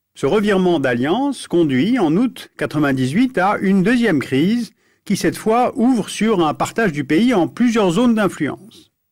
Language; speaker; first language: French; native; French